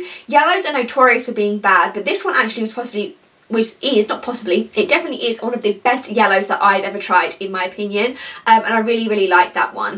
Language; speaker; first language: English; native; English